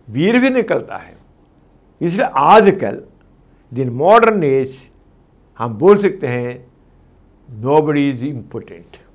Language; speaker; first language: Hindi; non-native, local second language; Telugu